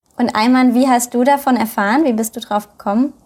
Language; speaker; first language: German; native; German